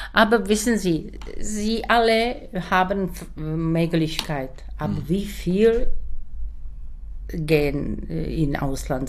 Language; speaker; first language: German; non-native, learner; Czech